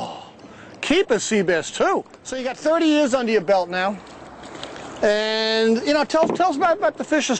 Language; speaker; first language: English; native; English